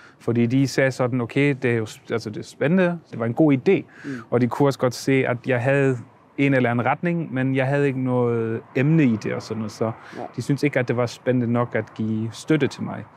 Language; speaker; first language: Danish; early bilingual, other home language; German